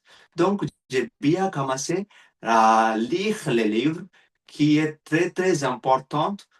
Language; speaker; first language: French; non-native, learner; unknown